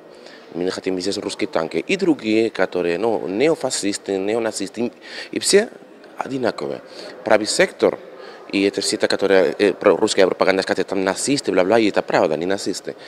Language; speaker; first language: Russian; non-native, learner; Spanish